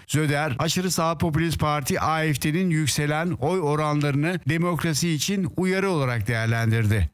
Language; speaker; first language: Turkish; early bilingual, heritage; Turkish